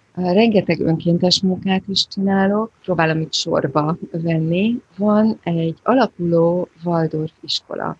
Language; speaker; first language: Hungarian; native; Hungarian